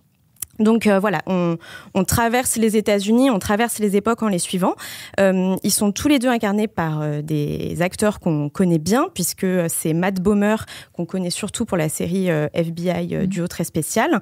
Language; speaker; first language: French; native; French